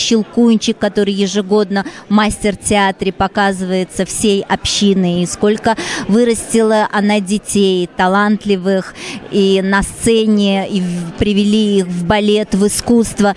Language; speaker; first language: Russian; native; Russian